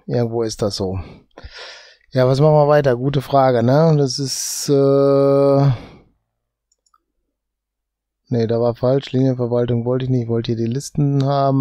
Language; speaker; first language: German; native; German